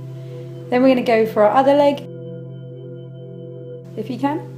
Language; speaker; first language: English; native; English